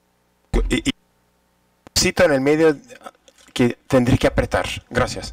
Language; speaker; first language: Spanish; non-native, fluent; English